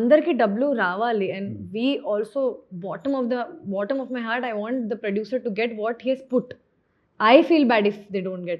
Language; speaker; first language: Telugu; non-native, local second language; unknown